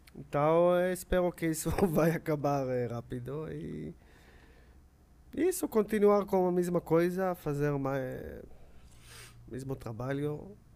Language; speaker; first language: Portuguese; non-native, learner; Hebrew